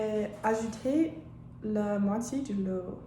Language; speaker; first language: French; non-native, learner; English